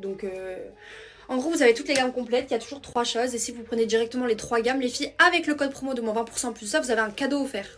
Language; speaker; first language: French; native; French